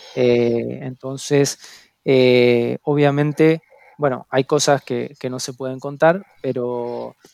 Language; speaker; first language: Spanish; native; Spanish